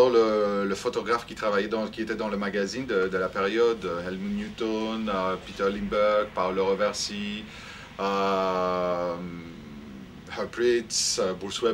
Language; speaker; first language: French; non-native, fluent; Greek